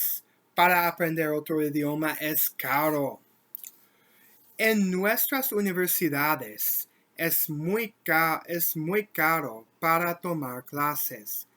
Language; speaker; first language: Spanish; non-native, learner; English